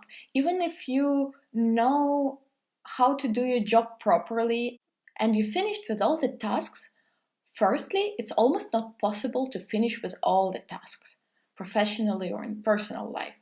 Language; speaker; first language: English; non-native, fluent; Russian